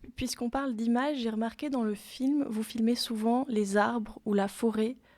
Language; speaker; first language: French; native; French